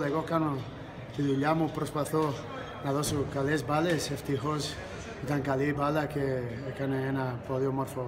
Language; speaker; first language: Greek; non-native, fluent; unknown